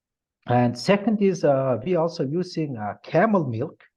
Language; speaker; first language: English; non-native, learner; Mongolian